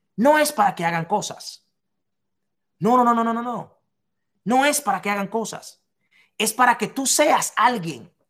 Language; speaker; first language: Spanish; native; Spanish